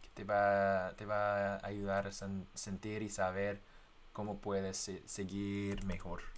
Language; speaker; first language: Spanish; non-native, fluent; English